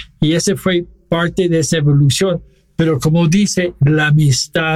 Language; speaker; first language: Spanish; non-native, fluent; English